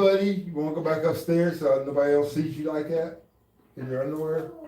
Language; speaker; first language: English; native; English